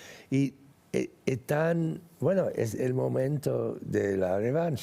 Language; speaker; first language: Spanish; non-native, fluent; English